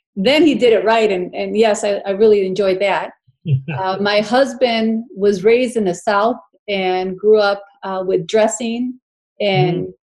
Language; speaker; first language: English; early bilingual, other home language; Spanish